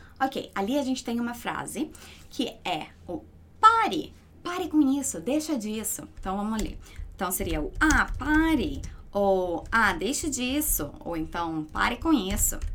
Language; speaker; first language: Portuguese; native; Portuguese